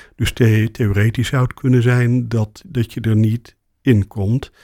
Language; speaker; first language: Dutch; native; Dutch